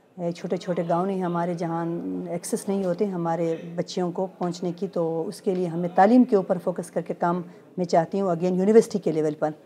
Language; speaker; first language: Urdu; non-native, local second language; Khowar